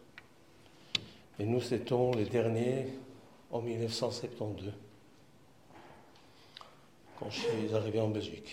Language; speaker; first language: French; non-native, fluent; Hebrew